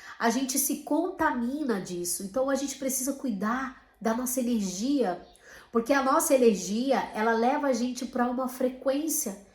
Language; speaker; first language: Portuguese; native; Portuguese